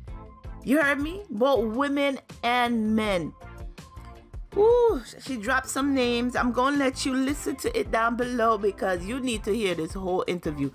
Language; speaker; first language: English; native; English